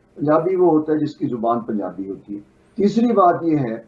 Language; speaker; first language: Urdu; non-native, local second language; Punjabi